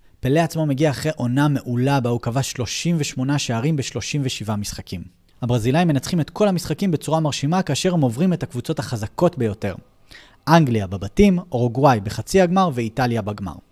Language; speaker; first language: Hebrew; native; Hebrew